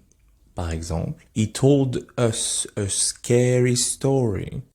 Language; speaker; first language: English; non-native, fluent; French